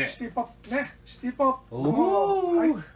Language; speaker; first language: Korean; non-native, learner; Japanese